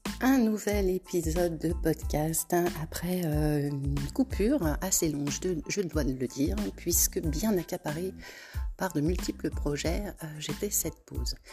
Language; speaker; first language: French; native; French